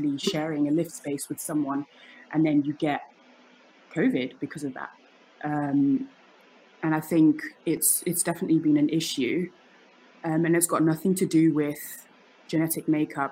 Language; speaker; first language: English; native; English